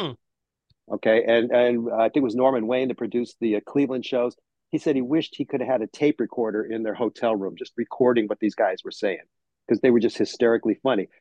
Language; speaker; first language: English; native; English